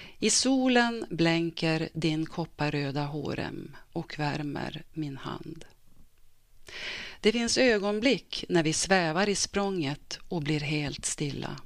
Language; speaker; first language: Swedish; native; Swedish